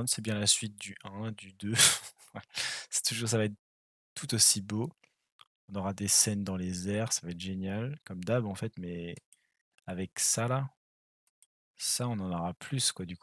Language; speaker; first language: French; native; French